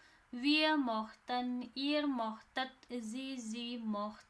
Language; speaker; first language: German; non-native, fluent; Indonesian